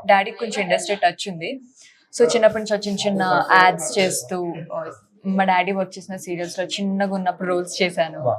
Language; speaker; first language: Telugu; native; Telugu